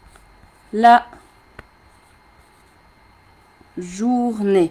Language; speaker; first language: French; native; French